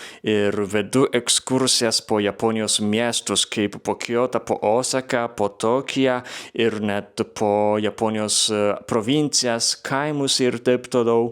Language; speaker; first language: Lithuanian; non-native, fluent; Japanese